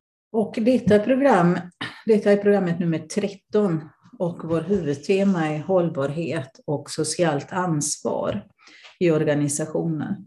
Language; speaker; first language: Swedish; non-native, fluent; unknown